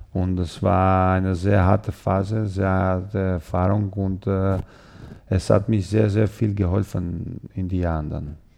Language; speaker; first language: German; non-native, fluent; Albanian